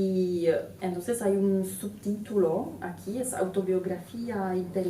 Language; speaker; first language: Spanish; non-native, fluent; Czech